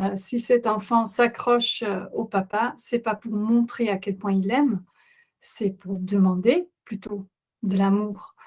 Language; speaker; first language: French; non-native, fluent; Dutch